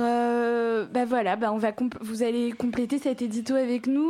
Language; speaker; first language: French; native; French